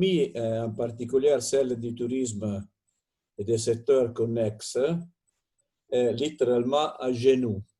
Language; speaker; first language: French; non-native, fluent; Italian